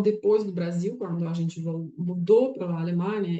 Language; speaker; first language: Portuguese; non-native, fluent; Russian